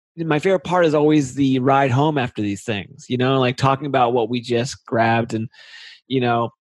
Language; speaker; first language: English; native; English